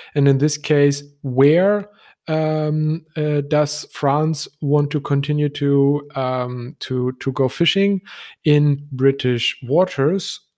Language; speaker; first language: English; non-native, fluent; German